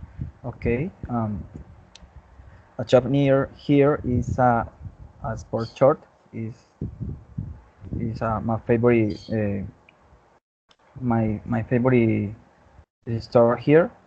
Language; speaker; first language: English; non-native, learner; Spanish